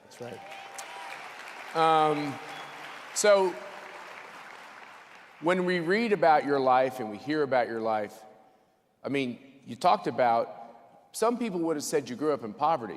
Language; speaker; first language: English; native; English